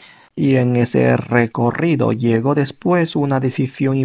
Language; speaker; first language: Spanish; non-native, fluent; Chinese